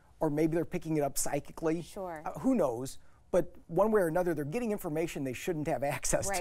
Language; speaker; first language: English; native; English